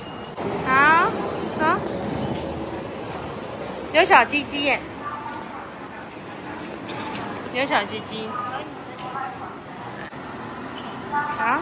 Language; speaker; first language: Chinese; native; Chinese